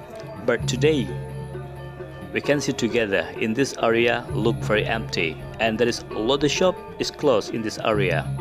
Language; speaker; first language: English; non-native, learner; Indonesian